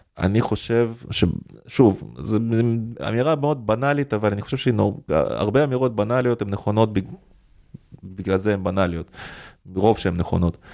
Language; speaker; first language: Hebrew; early bilingual, other home language; Russian